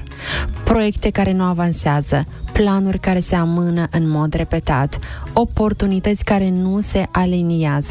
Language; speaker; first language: Romanian; native; Romanian